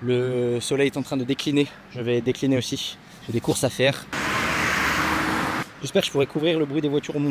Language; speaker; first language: French; native; French